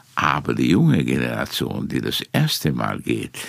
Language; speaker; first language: German; non-native, fluent; Romanian